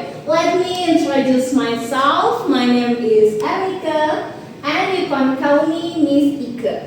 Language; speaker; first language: English; non-native, learner; Indonesian